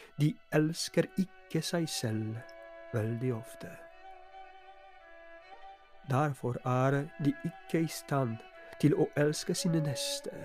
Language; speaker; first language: Norwegian; non-native, fluent; Polish